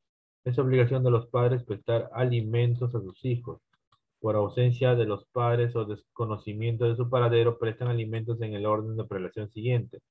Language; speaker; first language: Spanish; native; Spanish